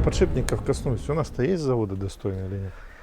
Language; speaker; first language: Russian; native; Russian